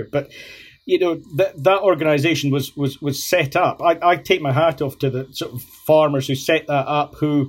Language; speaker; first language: English; native; English